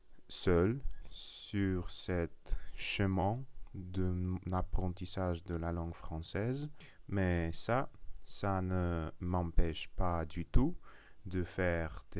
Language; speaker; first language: French; non-native, learner; Russian